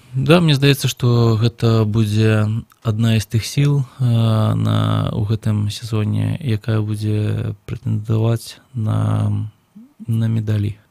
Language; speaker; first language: Belarusian; non-native, local second language; Russian